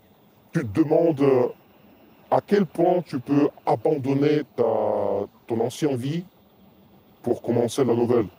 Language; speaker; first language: French; non-native, fluent; Russian